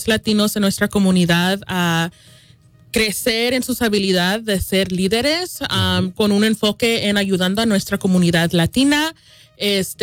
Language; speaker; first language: Spanish; early bilingual, heritage; Spanish